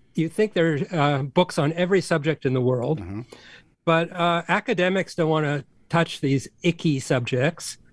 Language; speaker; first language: English; native; English